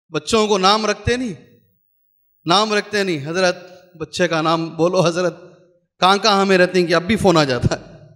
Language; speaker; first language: Urdu; native; Urdu